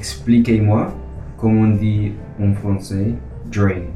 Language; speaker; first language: French; non-native, learner; English